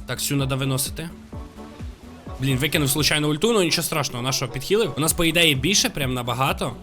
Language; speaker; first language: Ukrainian; non-native, local second language; Russian